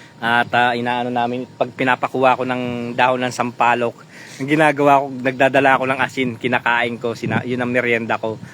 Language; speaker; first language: Filipino; non-native, local second language; Pampanga